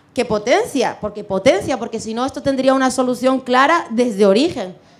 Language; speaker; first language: Spanish; non-native, fluent; Arabic